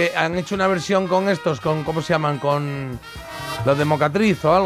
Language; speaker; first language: Spanish; native; Spanish